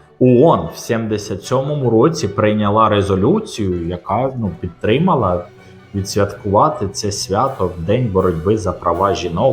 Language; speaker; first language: Ukrainian; non-native, local second language; Russian